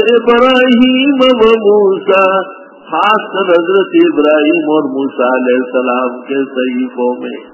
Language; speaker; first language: Urdu; non-native, local second language; Pashto